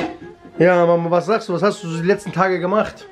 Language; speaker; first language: German; early bilingual, other home language; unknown